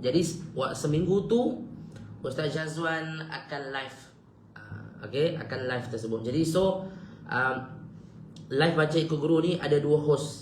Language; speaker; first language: Malay; native; Malay